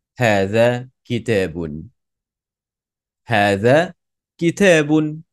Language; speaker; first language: Arabic; non-native, fluent; English